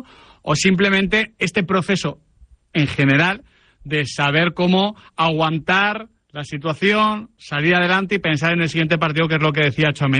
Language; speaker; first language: Spanish; native; Spanish